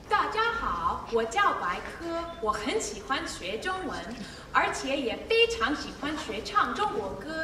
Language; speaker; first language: Chinese; non-native, learner; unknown